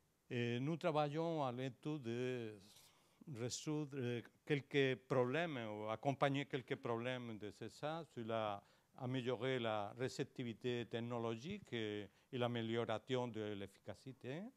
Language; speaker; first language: French; non-native, learner; Spanish